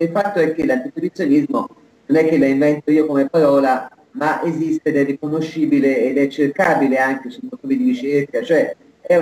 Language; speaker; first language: Italian; native; Italian